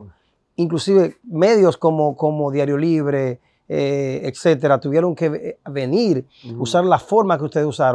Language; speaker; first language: Spanish; native; Spanish